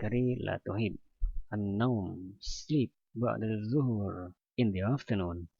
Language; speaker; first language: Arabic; non-native, learner; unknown